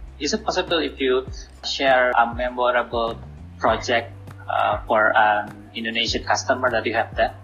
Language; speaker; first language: English; non-native, learner; Indonesian